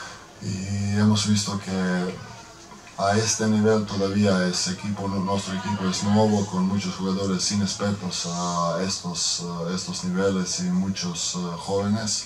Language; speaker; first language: Spanish; non-native, fluent; Croatian